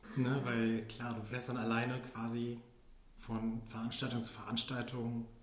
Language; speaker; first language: German; early bilingual, other home language; Filipino